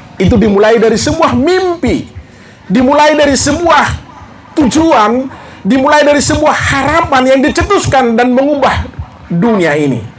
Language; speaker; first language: Indonesian; non-native, local second language; Batak Toba